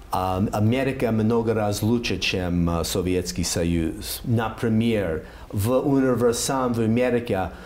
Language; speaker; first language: Russian; non-native, learner; English